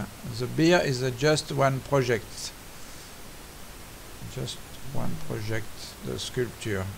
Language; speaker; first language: English; non-native, learner; French